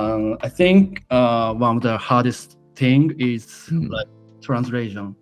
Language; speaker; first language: English; non-native, learner; Japanese